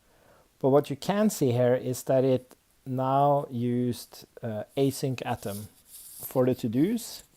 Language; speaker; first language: English; non-native, fluent; Swedish